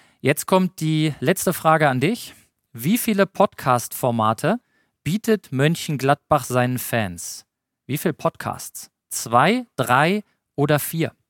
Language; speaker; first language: German; native; German